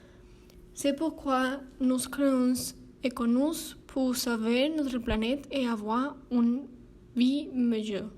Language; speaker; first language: French; non-native, learner; Spanish